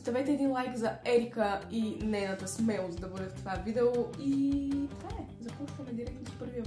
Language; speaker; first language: Bulgarian; native; Bulgarian